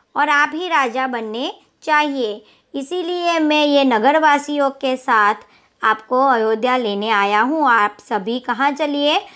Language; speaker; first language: Hindi; non-native, local second language; Gujarati